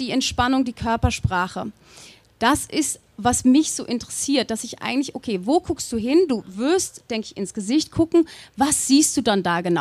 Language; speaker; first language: German; native; German